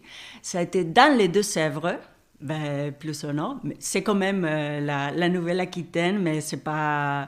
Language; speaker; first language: French; non-native, fluent; Spanish